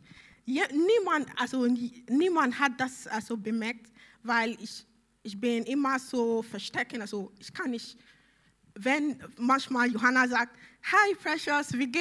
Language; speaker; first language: German; non-native, learner; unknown